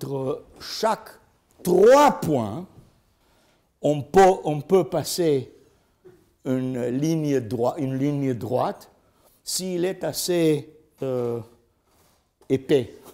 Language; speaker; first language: French; non-native, learner; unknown